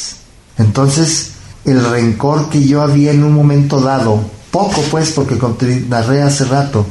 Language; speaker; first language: Spanish; native; Spanish